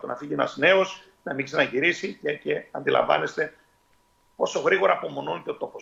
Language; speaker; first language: Greek; native; Greek